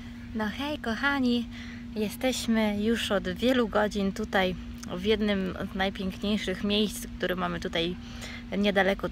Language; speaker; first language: Polish; non-native, fluent; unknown